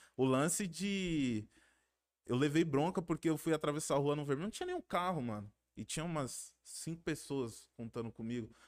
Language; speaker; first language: Portuguese; native; Portuguese